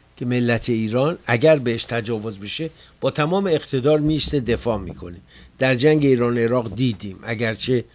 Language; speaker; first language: Persian; native; Persian